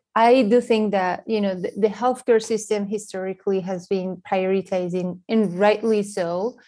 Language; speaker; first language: English; non-native, fluent; Spanish